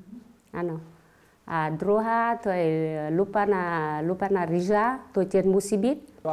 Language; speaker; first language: Slovak; non-native, learner; Vietnamese